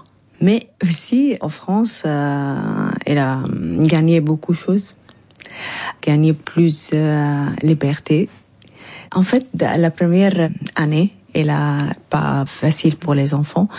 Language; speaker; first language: French; non-native, learner; Arabic